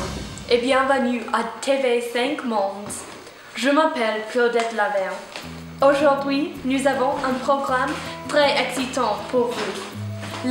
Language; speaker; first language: French; non-native, learner; English